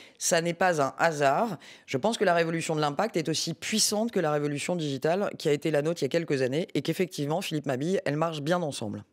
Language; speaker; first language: French; native; French